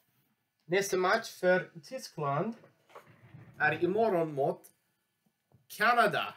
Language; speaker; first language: Swedish; non-native, learner; English